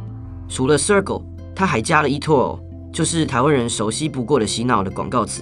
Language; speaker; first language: Chinese; native; Chinese